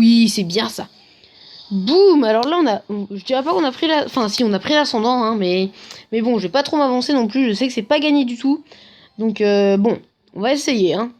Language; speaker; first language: French; native; French